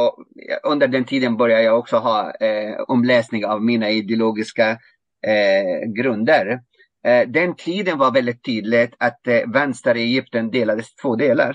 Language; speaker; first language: Swedish; non-native, fluent; Arabic